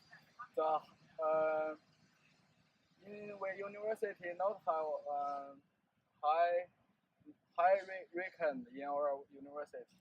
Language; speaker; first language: English; non-native, learner; Chinese